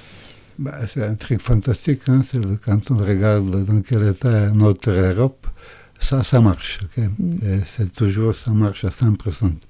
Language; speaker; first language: French; non-native, fluent; Croatian